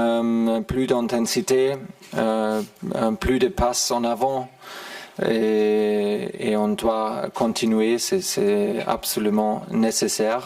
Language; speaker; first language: French; non-native, fluent; German